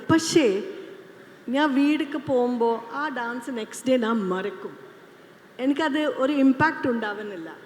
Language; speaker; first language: Malayalam; non-native, fluent; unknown